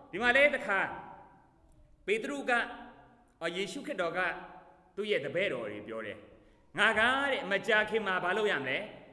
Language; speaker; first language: Burmese; non-native, local second language; Kachin